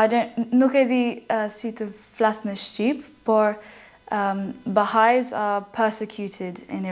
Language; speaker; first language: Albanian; non-native, learner; English